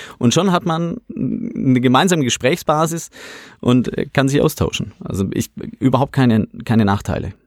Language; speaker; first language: German; native; German